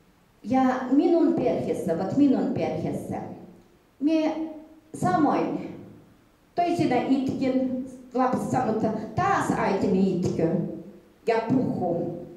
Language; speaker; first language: Finnish; early bilingual, heritage; Finnish